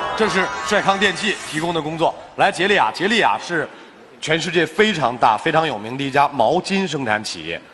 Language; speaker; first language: Chinese; native; Chinese